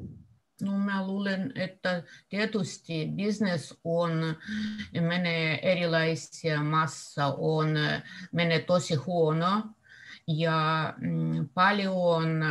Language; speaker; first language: Finnish; non-native, learner; Russian